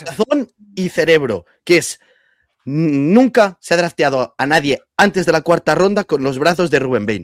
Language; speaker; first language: Spanish; native; Spanish